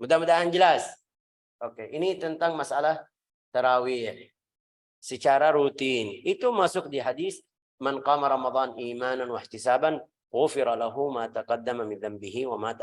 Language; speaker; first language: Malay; non-native, fluent; Arabic